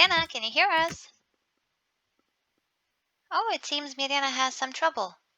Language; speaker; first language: English; non-native, fluent; Serbian